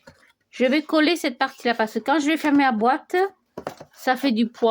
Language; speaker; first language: French; native; French